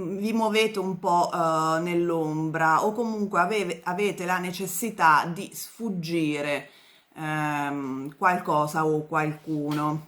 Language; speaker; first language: Italian; native; Italian